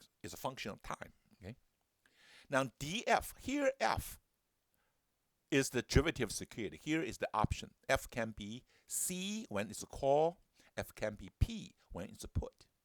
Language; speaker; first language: English; non-native, fluent; Chinese